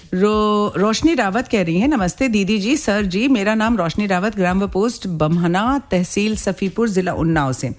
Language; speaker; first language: Hindi; native; Hindi